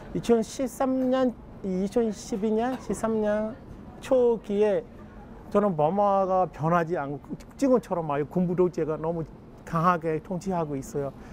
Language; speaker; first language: Korean; non-native, fluent; Burmese